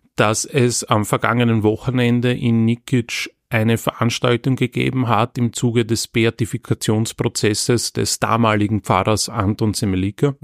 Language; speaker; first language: German; non-native, local second language; Croatian